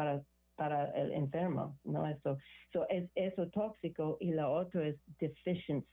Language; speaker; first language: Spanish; non-native, learner; English